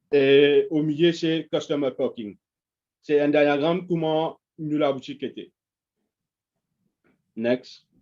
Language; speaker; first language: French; non-native, local second language; Morisyen